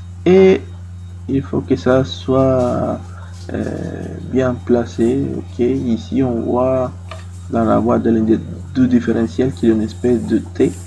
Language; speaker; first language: French; non-native, fluent; Spanish